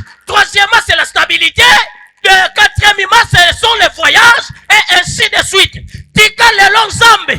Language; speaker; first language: French; non-native, local second language; Lingala